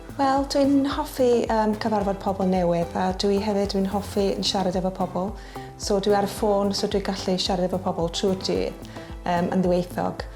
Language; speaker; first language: Welsh; native; Welsh